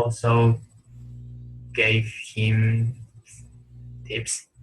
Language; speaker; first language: English; non-native, learner; Chinese